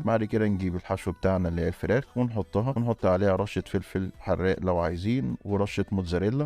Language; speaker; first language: Arabic; native; Arabic